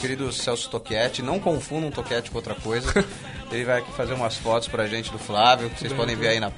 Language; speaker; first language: Portuguese; native; Portuguese